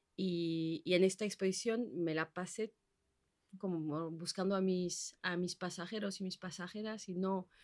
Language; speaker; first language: Spanish; non-native, fluent; Basque